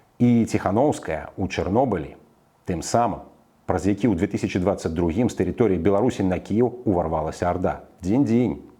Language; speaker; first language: Belarusian; native; Belarusian